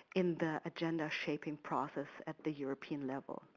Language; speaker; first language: English; non-native, fluent; German